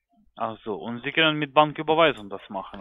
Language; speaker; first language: German; non-native, learner; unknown